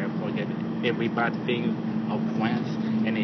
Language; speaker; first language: English; non-native, fluent; French